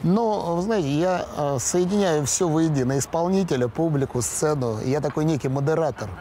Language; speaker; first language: Russian; native; Russian